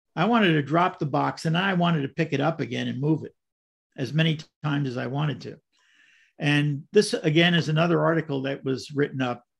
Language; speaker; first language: English; native; English